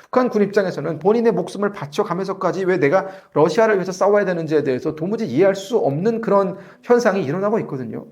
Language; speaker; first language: Korean; native; Korean